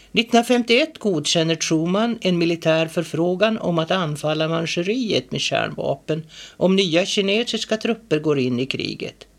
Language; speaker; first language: Swedish; native; Swedish